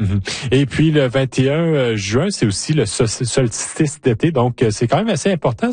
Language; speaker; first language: French; native; French